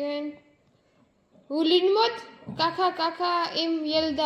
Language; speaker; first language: Hebrew; non-native, learner; Gujarati